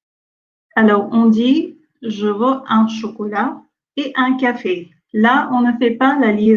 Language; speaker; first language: French; non-native, fluent; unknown